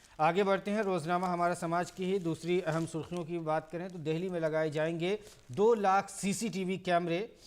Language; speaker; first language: Urdu; native; Urdu